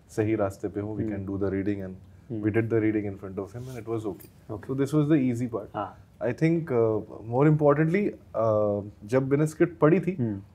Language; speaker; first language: Hindi; native; Hindi